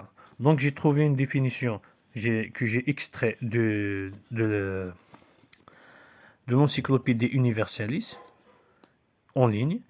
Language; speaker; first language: French; non-native, local second language; Kabyle